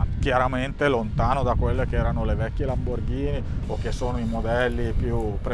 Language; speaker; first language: Italian; native; Italian